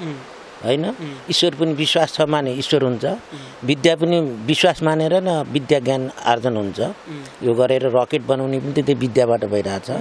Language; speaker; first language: Nepali; native; Nepali